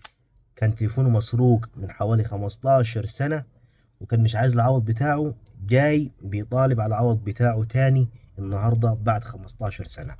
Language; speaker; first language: Arabic; native; Arabic